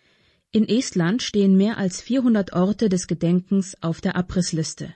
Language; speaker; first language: German; native; German